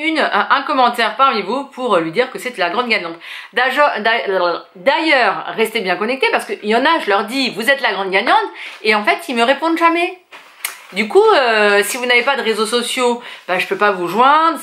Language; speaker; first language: French; native; French